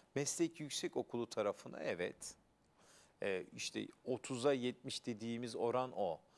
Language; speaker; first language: Turkish; native; Turkish